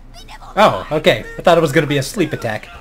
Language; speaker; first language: English; native; English